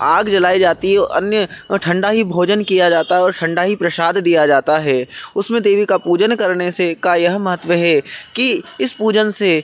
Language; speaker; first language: Hindi; native; Hindi